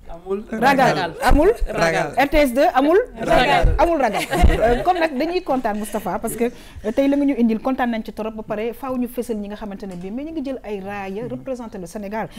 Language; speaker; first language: Wolof; native; Wolof